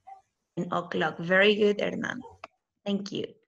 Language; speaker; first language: English; non-native, fluent; Spanish